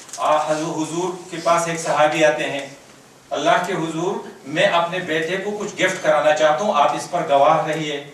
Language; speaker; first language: Urdu; non-native, local second language; Pashto